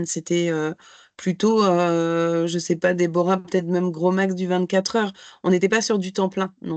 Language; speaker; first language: French; native; French